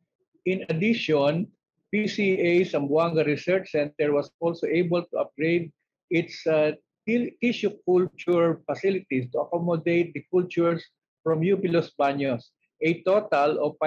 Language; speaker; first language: English; non-native, local second language; Filipino